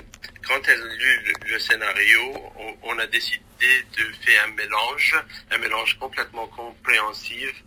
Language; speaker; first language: French; non-native, local second language; Arabic